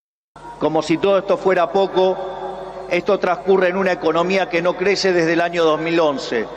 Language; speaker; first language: Spanish; native; Spanish